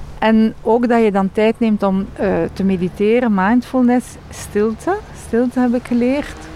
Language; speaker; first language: Dutch; non-native, local second language; French